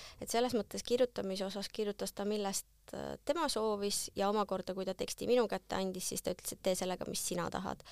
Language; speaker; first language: Estonian; native; Estonian